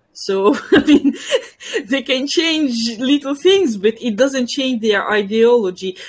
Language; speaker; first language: English; non-native, fluent; French